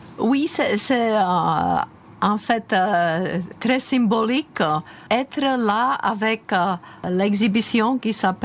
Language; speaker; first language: French; non-native, fluent; Czech